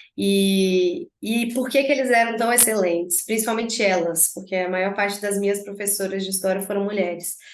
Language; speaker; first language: Portuguese; native; Portuguese